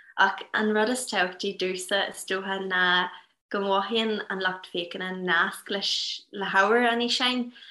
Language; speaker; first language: Irish; non-native, local second language; English